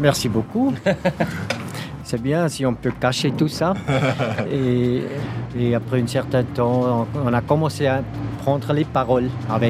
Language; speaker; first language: French; non-native, local second language; German